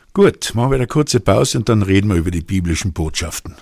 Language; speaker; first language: German; native; German